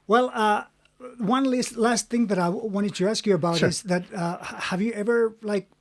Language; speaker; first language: English; non-native, fluent; Finnish